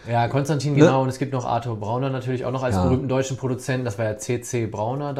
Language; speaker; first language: German; native; German